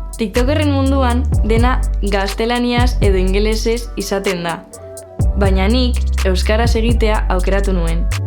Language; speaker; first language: Basque; non-native, local second language; Spanish